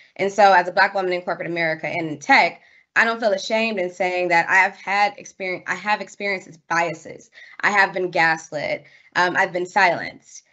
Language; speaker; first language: English; native; English